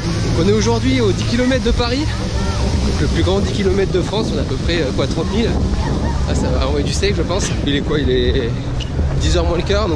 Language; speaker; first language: French; native; French